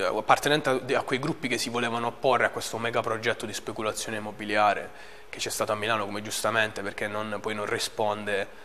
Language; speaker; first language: Italian; native; Italian